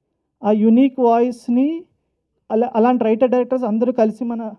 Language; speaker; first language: Telugu; native; Telugu